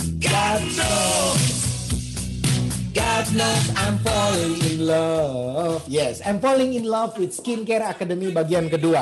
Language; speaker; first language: English; non-native, learner; Korean